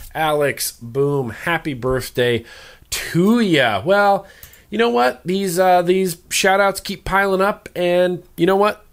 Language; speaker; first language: English; native; English